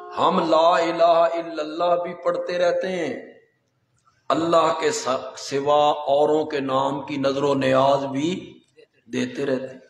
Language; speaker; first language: Urdu; non-native, local second language; Punjabi